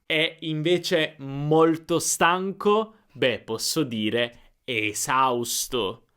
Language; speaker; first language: Italian; native; Italian